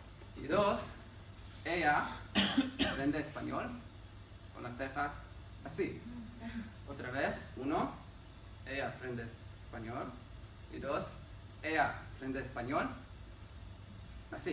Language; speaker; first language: Spanish; non-native, learner; Hebrew